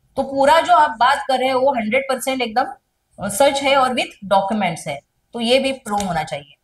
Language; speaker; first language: Hindi; non-native, local second language; Marathi